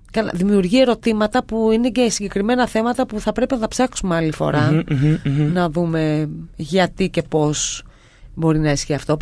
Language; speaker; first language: Greek; native; Greek